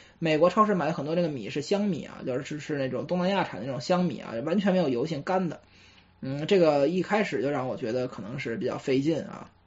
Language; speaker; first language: Chinese; native; Chinese